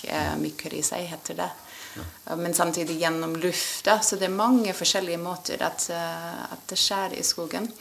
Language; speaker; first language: Norwegian; non-native, fluent; English